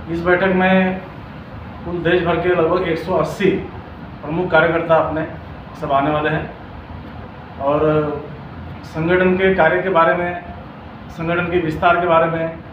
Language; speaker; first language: Hindi; non-native, local second language; Marathi